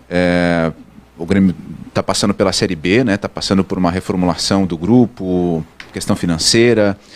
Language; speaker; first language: Portuguese; native; Portuguese